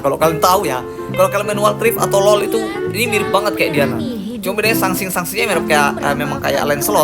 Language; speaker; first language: Indonesian; native; Indonesian